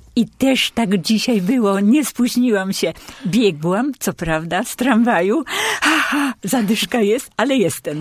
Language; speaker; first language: Polish; native; Polish